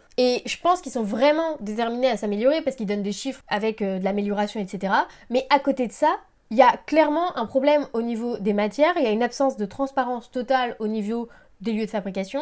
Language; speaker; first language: French; native; French